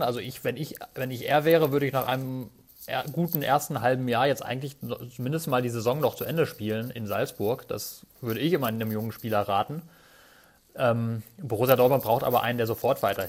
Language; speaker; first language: German; native; German